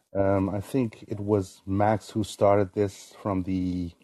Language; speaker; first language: English; non-native, fluent; Dutch